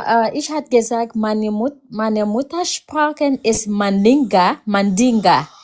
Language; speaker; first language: German; non-native, learner; Mandingo